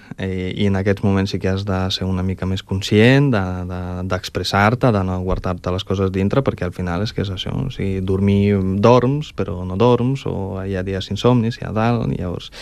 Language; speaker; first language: Catalan; early bilingual, other home language; Ukrainian